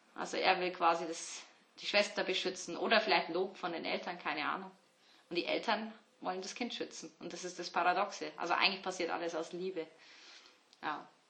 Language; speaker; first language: German; early bilingual, other home language; Turkish